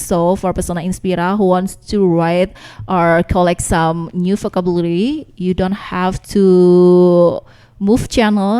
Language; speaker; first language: English; non-native, learner; Indonesian